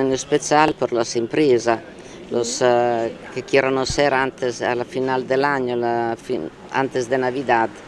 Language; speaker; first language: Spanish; non-native, learner; Italian